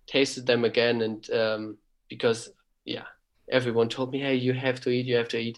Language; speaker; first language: English; non-native, fluent; German